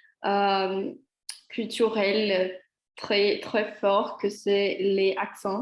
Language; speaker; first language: French; non-native, learner; Portuguese